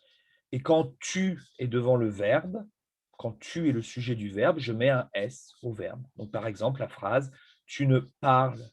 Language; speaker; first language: French; native; French